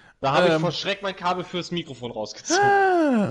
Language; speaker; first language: German; native; German